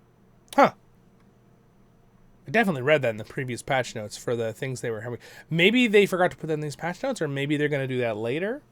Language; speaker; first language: English; native; English